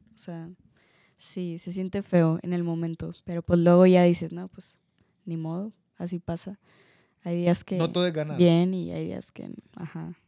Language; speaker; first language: Spanish; native; Spanish